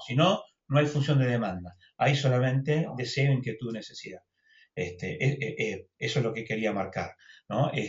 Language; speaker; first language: Spanish; native; Spanish